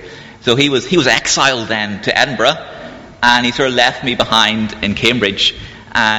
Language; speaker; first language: English; native; English